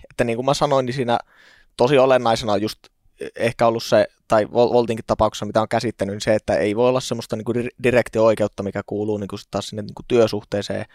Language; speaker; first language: Finnish; native; Finnish